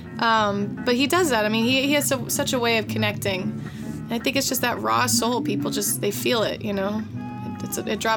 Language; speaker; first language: English; native; English